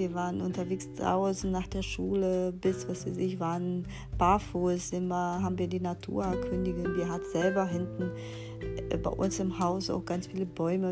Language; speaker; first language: German; non-native, fluent; Portuguese